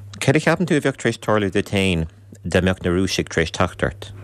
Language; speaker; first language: Irish; native; Irish